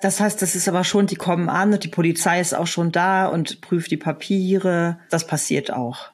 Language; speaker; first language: German; native; German